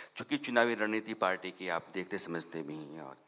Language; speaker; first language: Hindi; native; Hindi